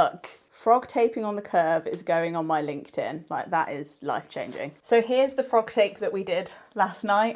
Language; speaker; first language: English; native; English